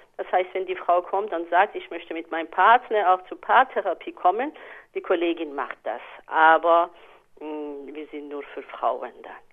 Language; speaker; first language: German; non-native, fluent; Persian